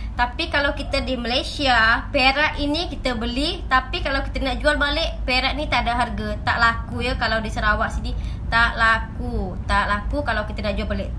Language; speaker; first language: Malay; native; Malay